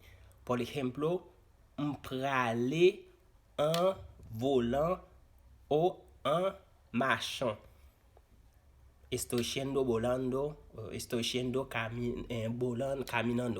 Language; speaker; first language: Spanish; non-native, fluent; Haitian Creole